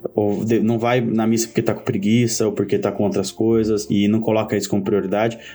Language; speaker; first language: Portuguese; native; Portuguese